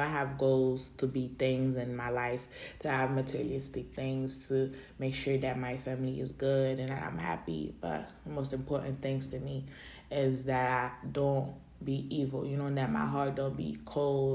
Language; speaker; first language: English; early bilingual, other home language; Haitian Creole